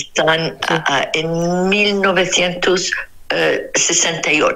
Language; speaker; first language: Spanish; non-native, fluent; Arabic